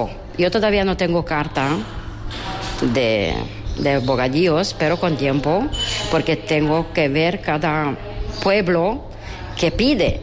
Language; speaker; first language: Spanish; non-native, learner; Romanian